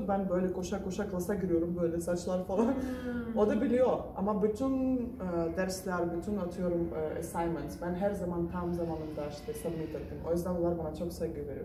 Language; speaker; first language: Turkish; non-native, fluent; Russian